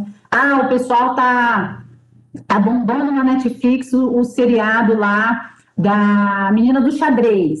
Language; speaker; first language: Portuguese; native; Portuguese